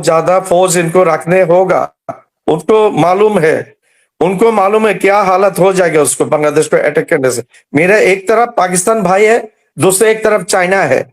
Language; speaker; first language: Hindi; non-native, learner; Bangla